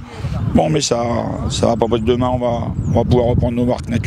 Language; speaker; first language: French; native; French